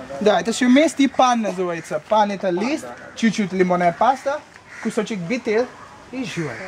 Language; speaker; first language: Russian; non-native, learner; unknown